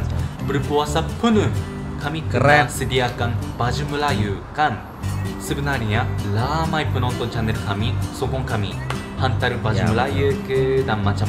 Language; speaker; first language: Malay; non-native, fluent; Japanese